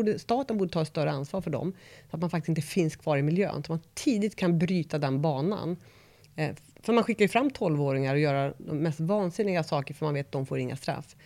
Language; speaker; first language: Swedish; native; Swedish